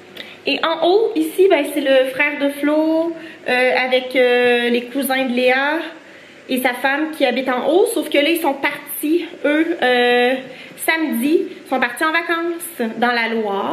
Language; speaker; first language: French; native; French